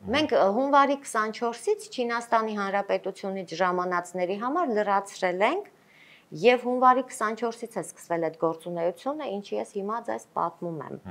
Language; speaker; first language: Armenian; native; Armenian